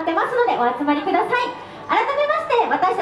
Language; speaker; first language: Japanese; native; Japanese